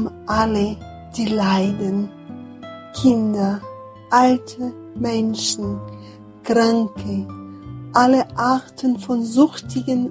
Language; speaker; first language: German; non-native, fluent; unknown